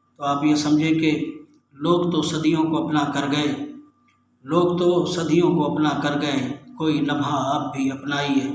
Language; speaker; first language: Urdu; native; Urdu